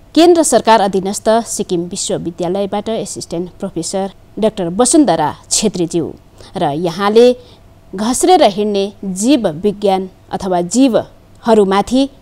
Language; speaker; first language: Nepali; native; Nepali